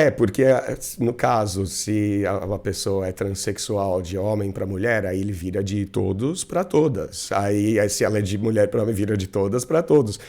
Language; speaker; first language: Portuguese; non-native, fluent; English